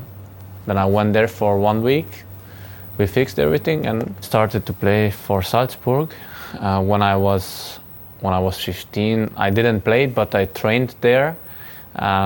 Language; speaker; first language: English; non-native, fluent; Hungarian